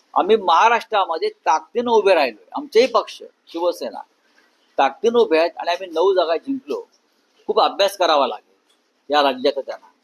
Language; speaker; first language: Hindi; non-native, local second language; Marathi